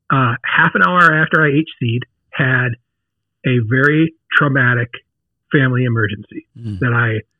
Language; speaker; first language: English; native; English